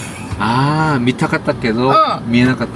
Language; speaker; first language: Japanese; non-native, learner; Korean